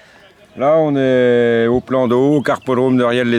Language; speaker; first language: French; native; French